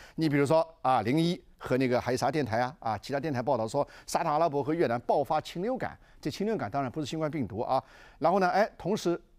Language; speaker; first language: Chinese; native; Chinese